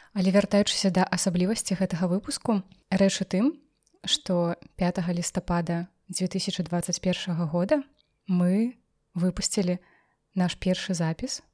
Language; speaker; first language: Belarusian; non-native, local second language; Russian